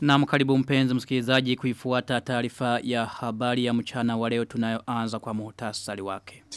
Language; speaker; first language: Swahili; non-native, local second language; Rundi